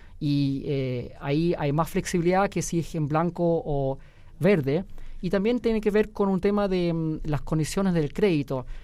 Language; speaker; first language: Spanish; early bilingual, heritage; Spanish